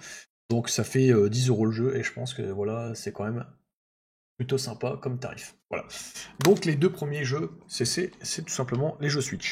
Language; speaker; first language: French; native; French